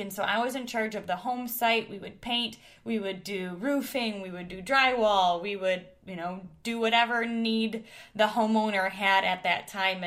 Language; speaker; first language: English; native; English